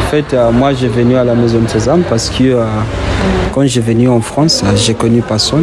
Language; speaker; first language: French; non-native, learner; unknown